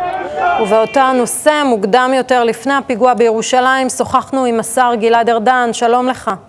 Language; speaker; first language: Hebrew; native; Hebrew